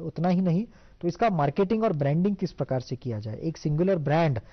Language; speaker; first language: Hindi; non-native, local second language; Marathi